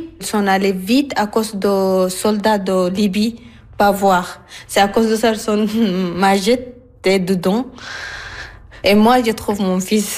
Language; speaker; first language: French; non-native, learner; Arabic